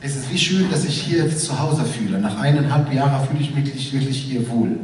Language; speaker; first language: German; non-native, fluent; Arabic